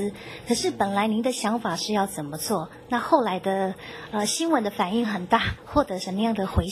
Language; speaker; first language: Chinese; native; Chinese